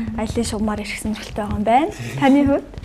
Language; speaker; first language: Mongolian; native; Mongolian